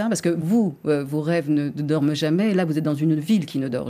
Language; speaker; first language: French; native; French